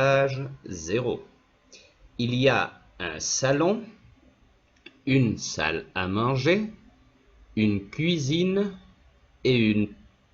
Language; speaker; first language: French; non-native, fluent; Spanish